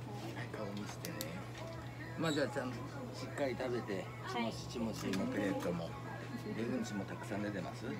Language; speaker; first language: Japanese; native; Japanese